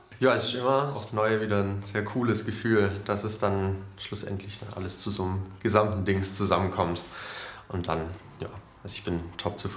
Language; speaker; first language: German; native; German